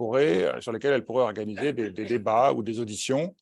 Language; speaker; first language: French; native; French